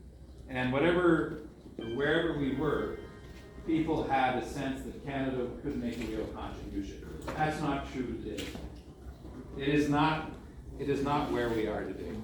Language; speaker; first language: English; non-native, local second language; French